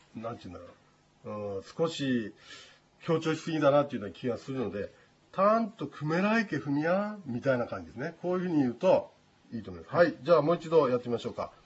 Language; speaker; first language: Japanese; native; Japanese